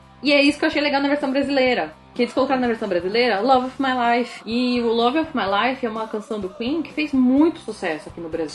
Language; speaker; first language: Portuguese; native; Portuguese